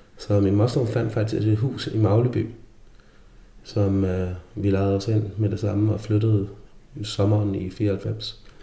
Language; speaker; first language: Danish; early bilingual, other home language; Faroese